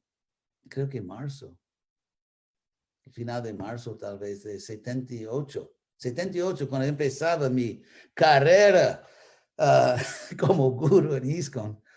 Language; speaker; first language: Spanish; non-native, fluent; English